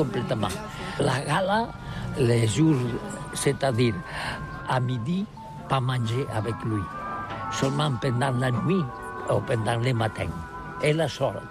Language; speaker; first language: French; non-native, learner; Catalan